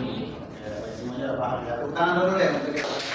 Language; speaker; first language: Indonesian; native; Indonesian